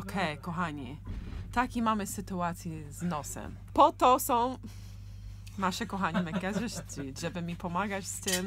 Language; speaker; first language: Polish; non-native, fluent; English